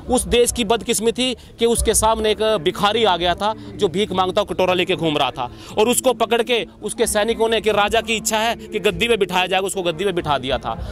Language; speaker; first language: Hindi; native; Hindi